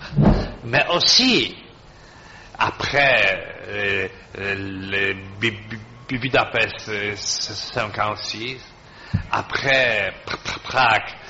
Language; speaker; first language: French; non-native, fluent; Polish